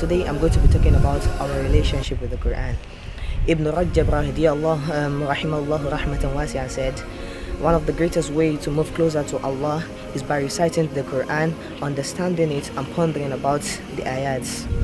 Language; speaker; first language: English; non-native, local second language; Yoruba